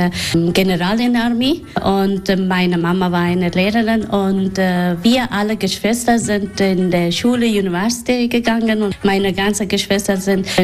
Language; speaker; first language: German; non-native, fluent; Persian